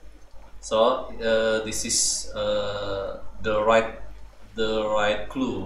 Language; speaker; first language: English; non-native, learner; Indonesian